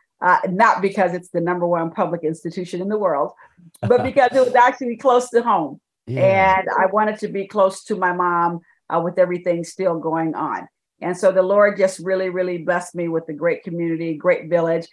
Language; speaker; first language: English; native; English